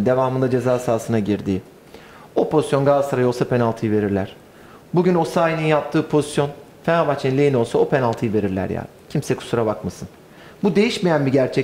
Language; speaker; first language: Turkish; native; Turkish